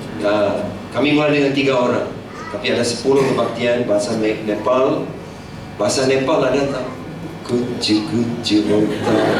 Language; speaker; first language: Malay; non-native, local second language; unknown